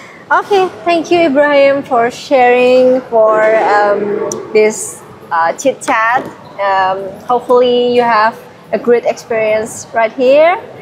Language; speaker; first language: English; non-native, fluent; Indonesian